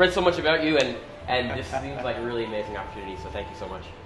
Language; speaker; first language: English; native; English